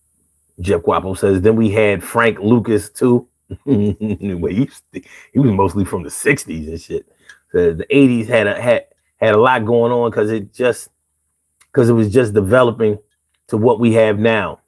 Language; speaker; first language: English; native; English